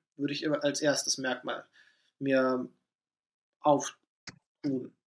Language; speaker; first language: German; non-native, fluent; Russian